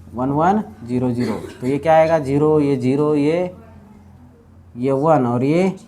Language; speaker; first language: Hindi; non-native, local second language; Marathi